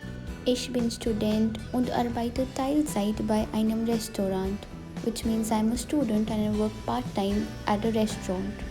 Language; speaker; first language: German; non-native, fluent; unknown